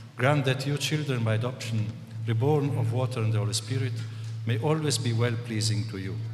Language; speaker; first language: English; non-native, fluent; Italian